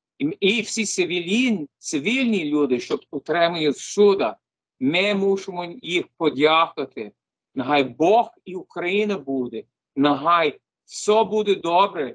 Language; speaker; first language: Ukrainian; early bilingual, heritage; Ukrainian